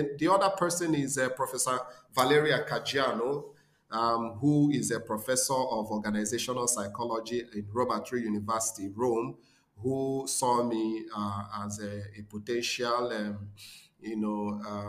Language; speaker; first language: English; non-native, local second language; Igbo